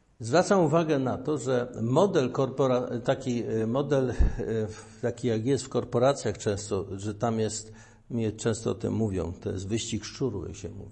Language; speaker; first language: Polish; native; Polish